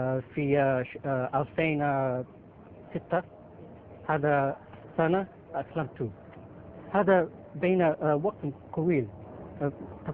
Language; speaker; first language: Arabic; non-native, learner; Filipino